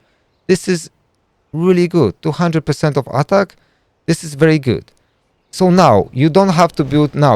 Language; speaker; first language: English; non-native, fluent; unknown